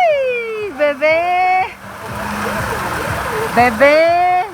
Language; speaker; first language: Spanish; native; Spanish